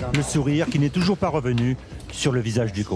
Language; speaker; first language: French; native; French